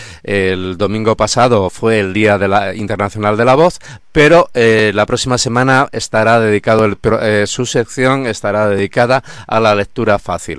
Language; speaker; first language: Spanish; native; Spanish